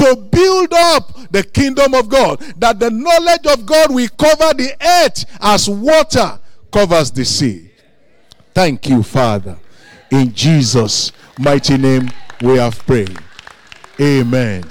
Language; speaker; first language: English; non-native, local second language; Yoruba